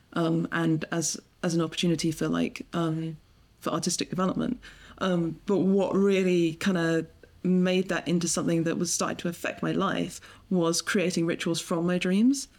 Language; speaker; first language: English; native; English